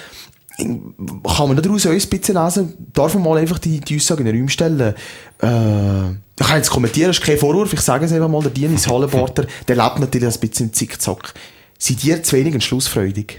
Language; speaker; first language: German; native; German